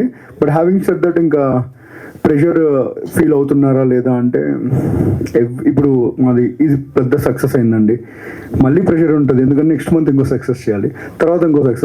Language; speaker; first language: Telugu; native; Telugu